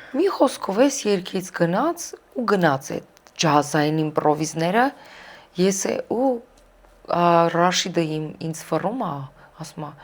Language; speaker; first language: Armenian; early bilingual, heritage; Armenian